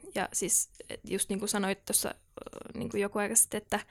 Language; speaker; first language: Finnish; native; Finnish